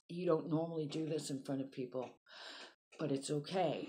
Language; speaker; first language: English; native; English